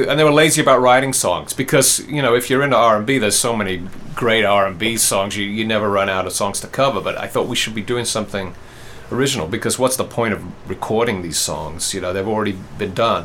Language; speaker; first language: English; native; English